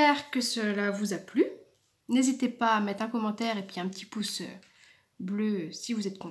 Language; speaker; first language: French; native; French